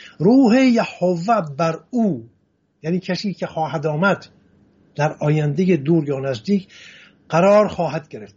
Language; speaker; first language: Persian; non-native, local second language; Assyrian Neo-Aramaic